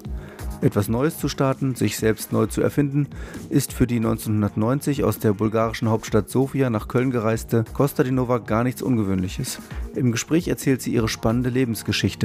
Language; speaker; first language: German; native; German